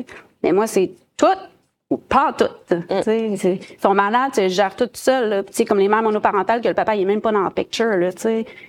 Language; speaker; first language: French; native; French